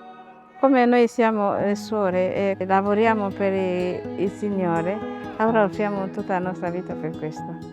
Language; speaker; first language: Italian; non-native, learner; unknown